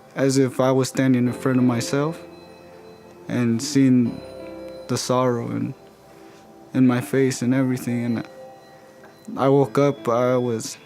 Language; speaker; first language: English; early bilingual, other home language; Spanish